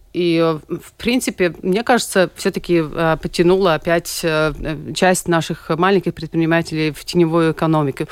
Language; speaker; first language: Russian; non-native, local second language; Latvian